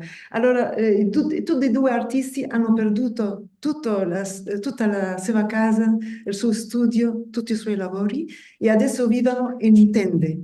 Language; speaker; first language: Italian; non-native, fluent; Spanish